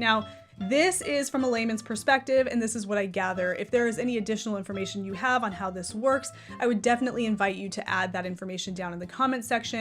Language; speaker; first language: English; native; English